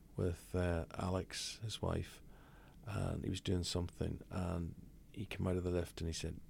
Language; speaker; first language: English; native; English